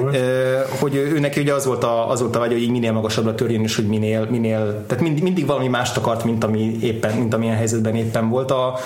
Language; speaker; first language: Hungarian; native; Hungarian